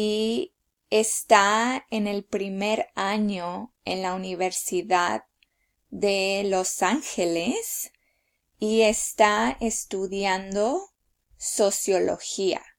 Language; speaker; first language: Spanish; early bilingual, heritage; Spanish